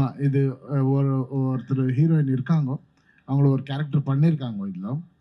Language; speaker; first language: Tamil; non-native, fluent; Kannada